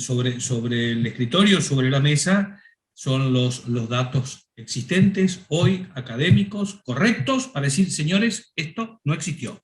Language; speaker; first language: Spanish; native; Spanish